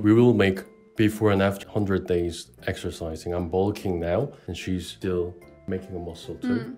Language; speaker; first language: English; non-native, fluent; Korean